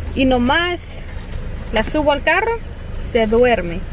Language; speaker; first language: Spanish; early bilingual, heritage; Spanish